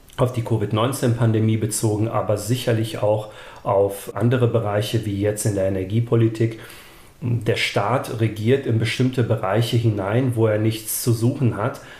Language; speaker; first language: German; early bilingual, other home language; Bosnian